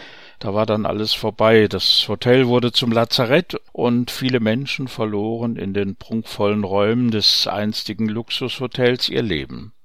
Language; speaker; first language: German; native; German